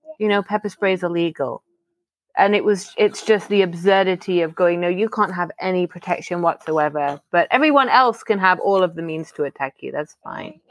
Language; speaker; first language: English; native; English